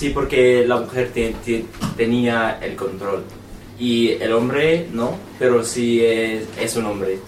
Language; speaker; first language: Spanish; non-native, learner; English